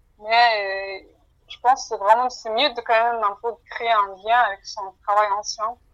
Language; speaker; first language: French; non-native, fluent; Mongolian